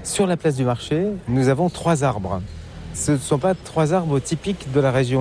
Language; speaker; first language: French; native; French